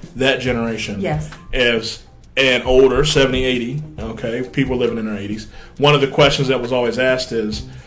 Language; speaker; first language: English; native; English